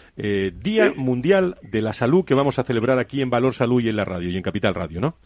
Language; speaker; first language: Spanish; native; Spanish